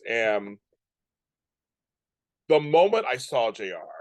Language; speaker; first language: English; native; English